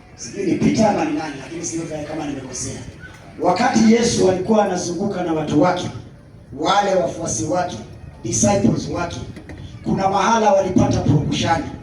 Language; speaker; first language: Swahili; native; Swahili